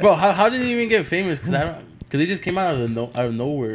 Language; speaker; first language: English; early bilingual, other home language; Spanish